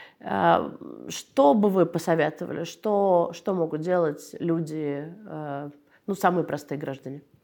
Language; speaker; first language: Russian; native; Russian